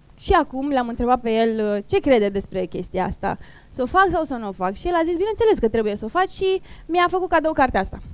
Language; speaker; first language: Romanian; non-native, local second language; Turkish